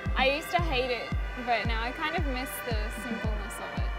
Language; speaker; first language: English; native; English